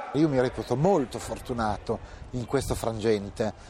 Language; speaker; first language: Italian; native; Italian